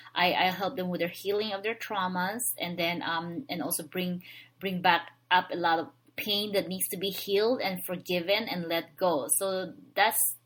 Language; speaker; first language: English; non-native, local second language; Filipino